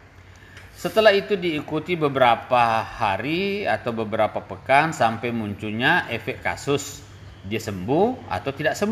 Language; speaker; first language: Indonesian; native; Indonesian